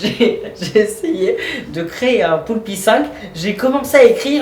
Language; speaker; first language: French; native; French